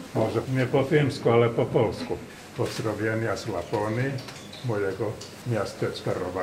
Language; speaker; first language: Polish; non-native, learner; Finnish